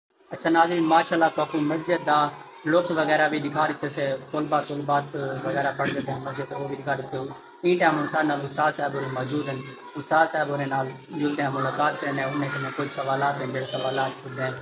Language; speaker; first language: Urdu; non-native, local second language; Saraiki